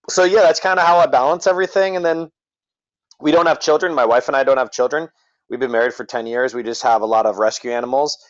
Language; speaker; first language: English; native; English